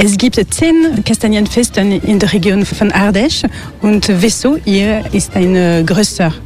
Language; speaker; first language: German; non-native, learner; French